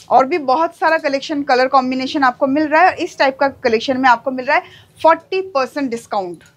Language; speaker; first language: Hindi; non-native, local second language; Bangla